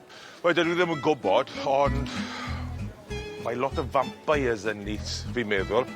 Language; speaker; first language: Welsh; non-native, learner; English